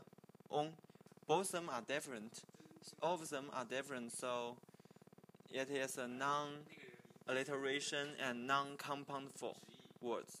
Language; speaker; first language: English; non-native, learner; Chinese